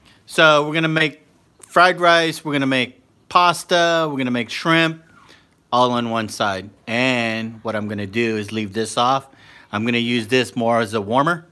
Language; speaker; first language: English; native; English